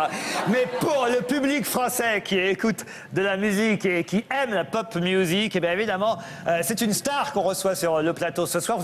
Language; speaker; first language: French; native; French